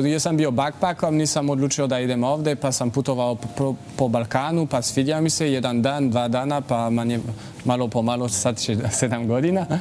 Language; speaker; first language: Croatian; non-native, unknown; French